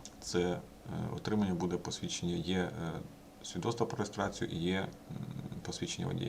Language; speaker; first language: Ukrainian; native; Ukrainian